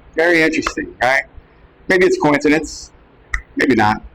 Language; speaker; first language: English; native; English